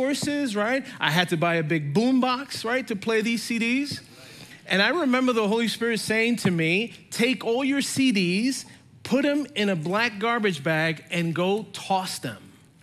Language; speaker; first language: English; native; English